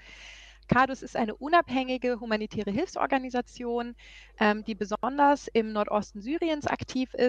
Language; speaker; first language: German; native; German